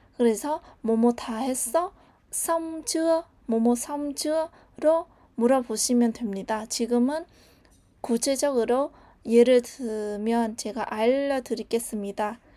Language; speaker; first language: Korean; non-native, learner; Vietnamese